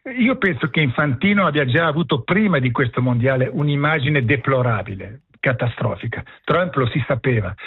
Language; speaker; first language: Italian; early bilingual, heritage; French